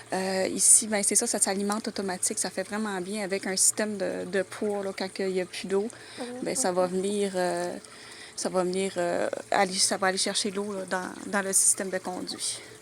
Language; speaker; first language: French; native; French